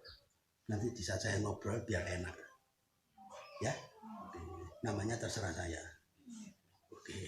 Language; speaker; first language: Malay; non-native, local second language; Javanese